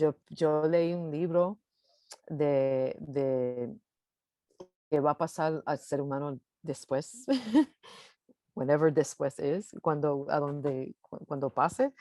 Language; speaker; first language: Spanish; early bilingual, heritage; English